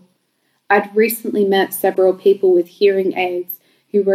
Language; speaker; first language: English; native; English